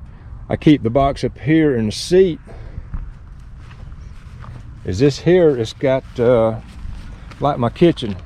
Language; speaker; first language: English; native; English